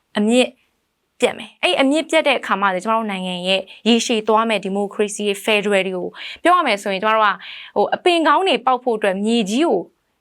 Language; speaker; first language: Burmese; native; Burmese